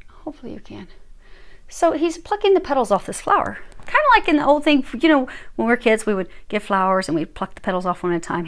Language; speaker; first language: English; native; English